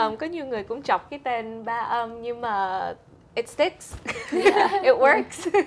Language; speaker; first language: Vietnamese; early bilingual, heritage; Vietnamese